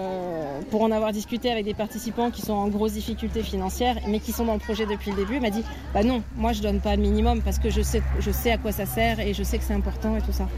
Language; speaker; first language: French; native; French